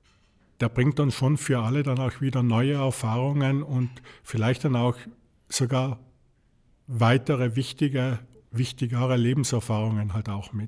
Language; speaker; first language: German; native; German